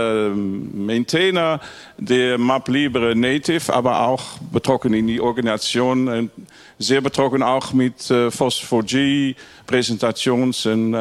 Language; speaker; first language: German; non-native, learner; Dutch